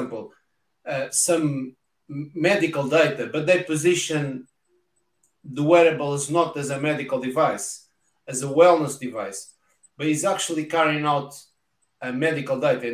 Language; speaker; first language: English; non-native, fluent; Portuguese